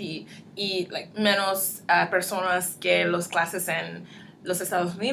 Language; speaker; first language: Spanish; non-native, learner; English